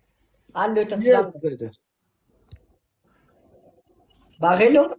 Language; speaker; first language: German; non-native, learner; Persian